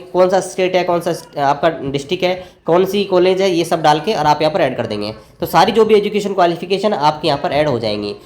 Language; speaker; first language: Hindi; native; Hindi